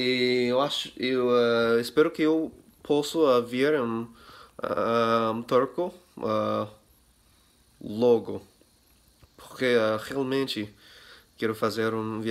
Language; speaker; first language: Portuguese; non-native, learner; English